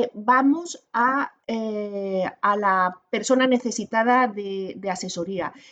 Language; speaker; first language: Spanish; native; Spanish